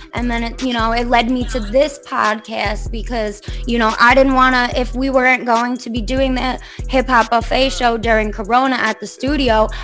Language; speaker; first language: English; native; English